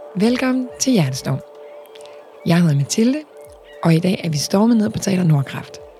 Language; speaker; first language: Danish; native; Danish